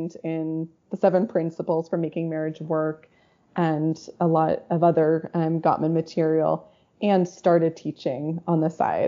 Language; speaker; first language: English; native; English